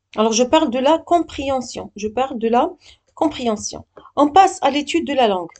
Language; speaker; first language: French; non-native, local second language; Arabic